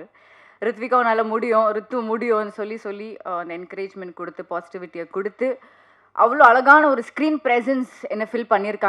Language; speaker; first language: Tamil; non-native, learner; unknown